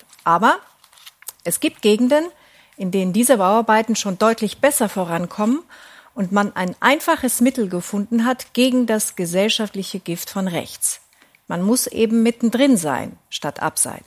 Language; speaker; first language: German; native; German